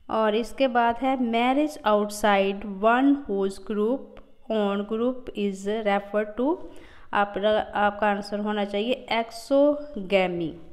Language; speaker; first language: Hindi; non-native, local second language; Punjabi